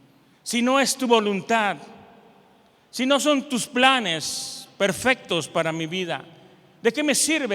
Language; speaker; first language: Spanish; native; Spanish